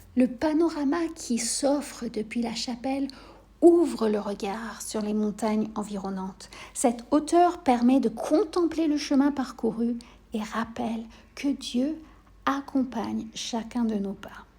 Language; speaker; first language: French; native; French